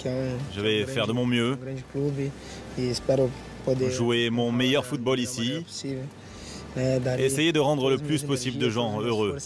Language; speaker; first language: French; native; French